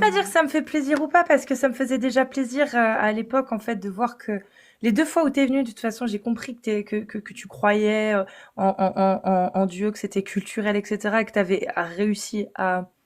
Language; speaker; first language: French; native; French